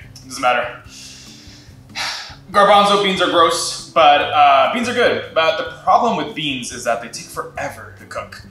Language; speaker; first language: English; native; English